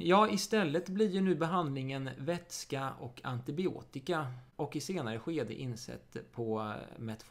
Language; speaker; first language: Swedish; native; Swedish